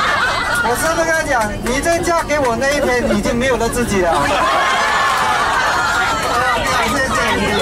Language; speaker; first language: Chinese; native; Chinese